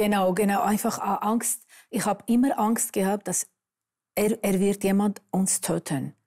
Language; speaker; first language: German; non-native, fluent; Armenian